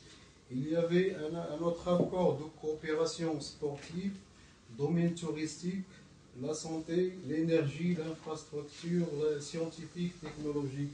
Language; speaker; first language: French; non-native, local second language; Arabic